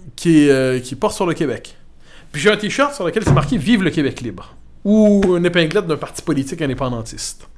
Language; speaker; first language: French; native; French